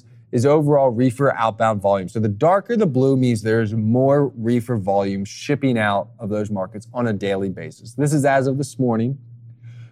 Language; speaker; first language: English; native; English